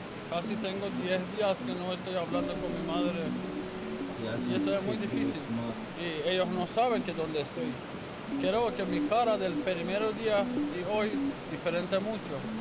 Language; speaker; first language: Spanish; non-native, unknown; Persian